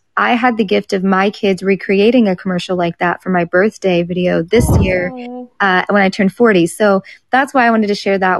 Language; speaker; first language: English; native; English